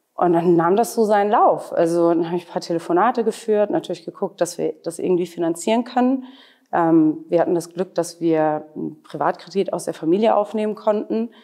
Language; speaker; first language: German; native; German